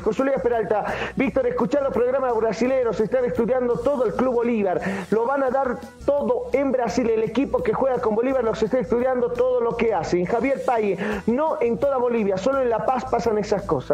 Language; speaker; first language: Spanish; native; Spanish